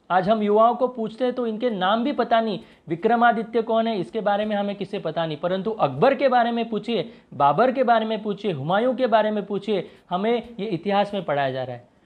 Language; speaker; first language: Hindi; non-native, local second language; Marathi